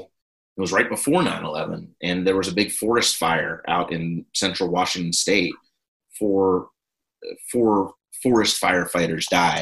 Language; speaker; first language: English; native; English